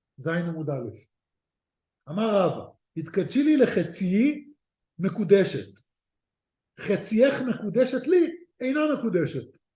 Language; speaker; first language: Hebrew; native; Hebrew